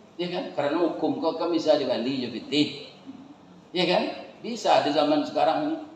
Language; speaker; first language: Malay; non-native, local second language; Minangkabau